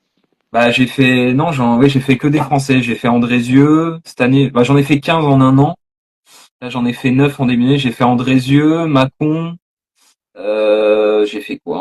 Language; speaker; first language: French; native; French